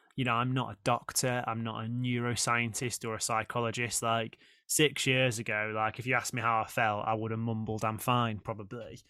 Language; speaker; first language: English; native; English